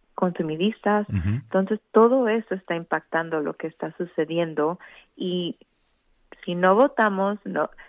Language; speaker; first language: Spanish; native; Spanish